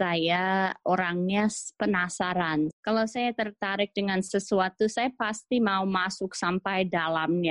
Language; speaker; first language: Indonesian; non-native, fluent; English